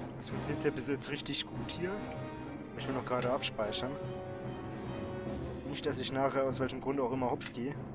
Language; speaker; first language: German; native; German